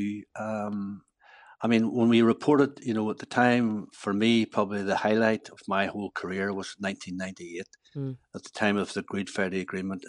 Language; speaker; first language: English; native; English